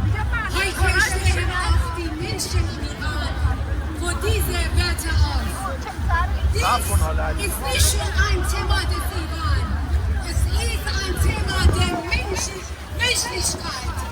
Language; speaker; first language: German; non-native, fluent; Persian